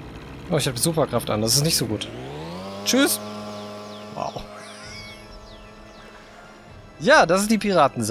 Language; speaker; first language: German; native; German